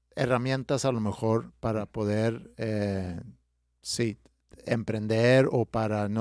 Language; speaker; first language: Spanish; non-native, fluent; Swedish